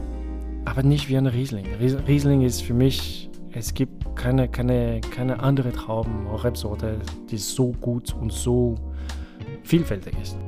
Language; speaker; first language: German; non-native, fluent; French